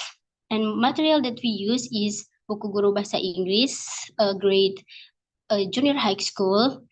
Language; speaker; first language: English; non-native, learner; Indonesian